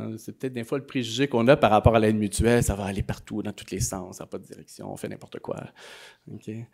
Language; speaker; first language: French; native; French